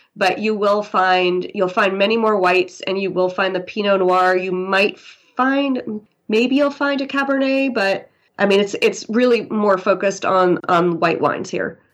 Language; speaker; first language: English; native; English